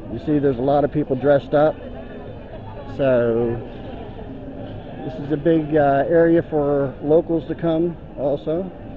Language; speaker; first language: English; native; English